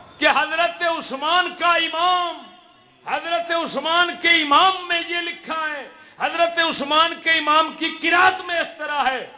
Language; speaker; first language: Urdu; native; Urdu